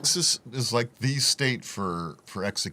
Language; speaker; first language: English; native; English